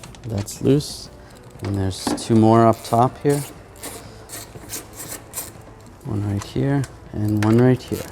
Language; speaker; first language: English; native; English